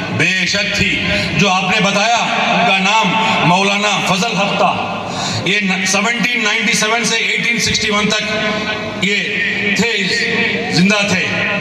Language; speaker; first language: Urdu; native; Urdu